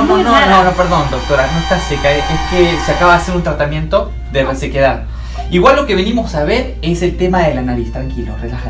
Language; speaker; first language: Spanish; native; Spanish